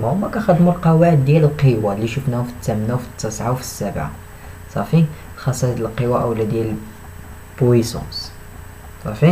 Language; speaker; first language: Arabic; native; Arabic